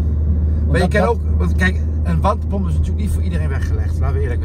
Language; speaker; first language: Dutch; native; Dutch